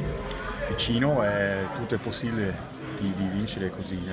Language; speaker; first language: Italian; non-native, learner; English